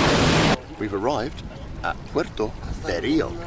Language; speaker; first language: Spanish; non-native, learner; English